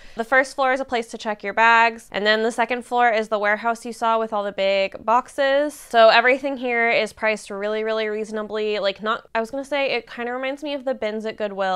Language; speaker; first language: English; native; English